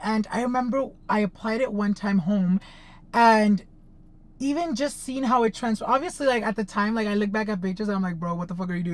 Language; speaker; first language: English; early bilingual, other home language; Spanish